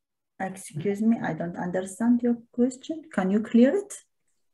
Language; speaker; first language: English; non-native, learner; Arabic